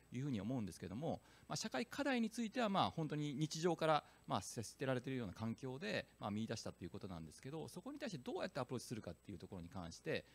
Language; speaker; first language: Japanese; native; Japanese